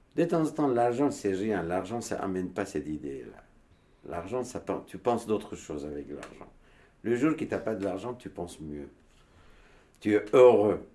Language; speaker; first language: French; non-native, learner; Turkish